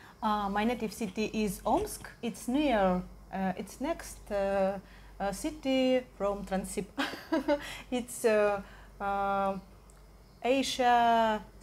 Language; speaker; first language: English; non-native, learner; Russian